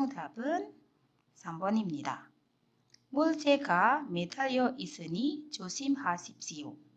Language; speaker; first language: Korean; non-native, fluent; Indonesian